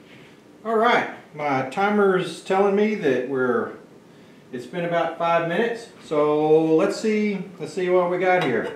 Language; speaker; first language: English; native; English